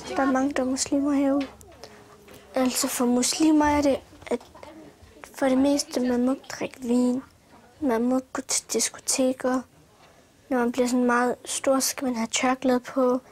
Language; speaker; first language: Danish; early bilingual, other home language; Arabic